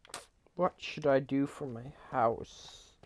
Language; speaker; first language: English; native; English